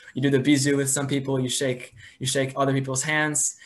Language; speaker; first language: English; native; English